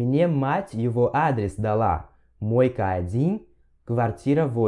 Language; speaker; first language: Russian; non-native, fluent; Portuguese